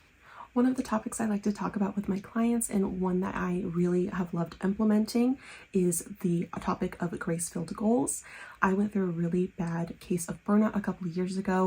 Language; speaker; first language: English; native; English